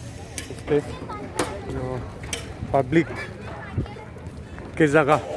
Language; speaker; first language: Hindi; non-native, local second language; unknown